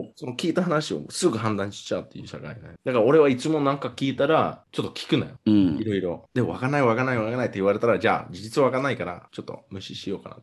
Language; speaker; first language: Japanese; non-native, fluent; English